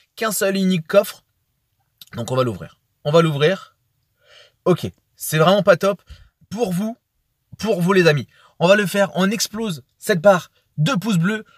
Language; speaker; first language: French; native; French